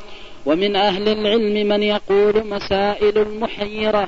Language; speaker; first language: Arabic; native; Arabic